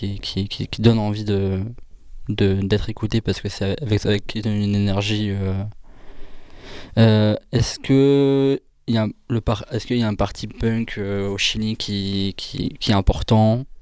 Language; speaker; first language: French; native; French